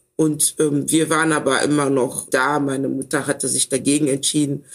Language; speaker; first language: German; early bilingual, other home language; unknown